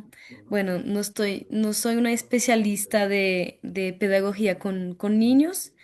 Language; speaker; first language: Spanish; non-native, fluent; French